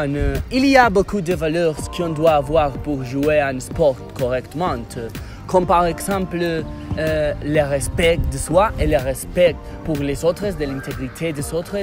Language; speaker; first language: French; non-native, fluent; Spanish